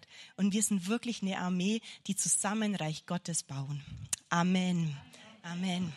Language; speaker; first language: German; native; German